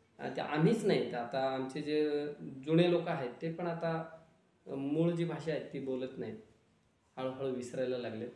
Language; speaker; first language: Marathi; non-native, local second language; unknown